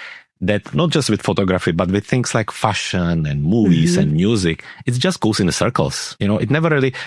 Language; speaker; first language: English; non-native, fluent; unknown